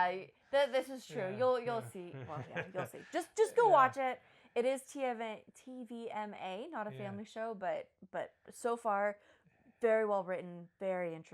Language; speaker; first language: English; native; English